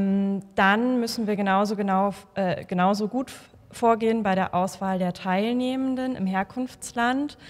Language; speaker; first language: German; native; German